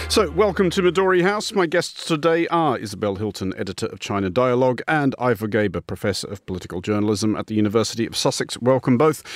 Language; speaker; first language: English; native; English